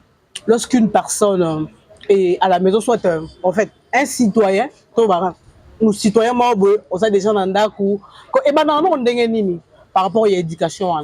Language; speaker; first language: French; non-native, local second language; Lingala